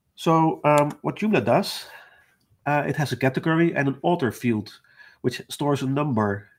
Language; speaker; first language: English; non-native, fluent; Dutch